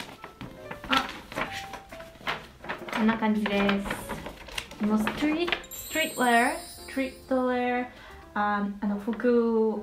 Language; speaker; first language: Japanese; non-native, learner; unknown